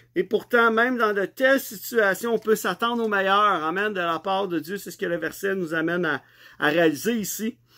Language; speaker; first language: French; native; French